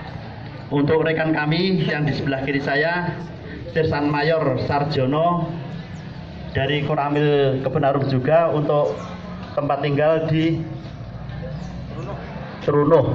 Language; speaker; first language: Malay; non-native, local second language; Javanese